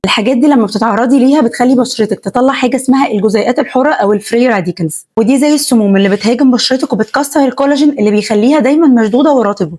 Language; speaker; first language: Arabic; native; Arabic